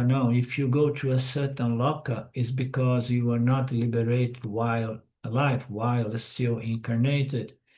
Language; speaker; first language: English; non-native, fluent; Portuguese